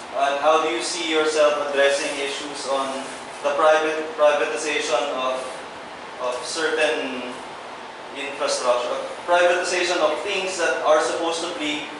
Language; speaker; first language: English; non-native, local second language; Filipino